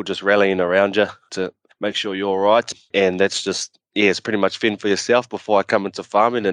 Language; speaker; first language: English; native; English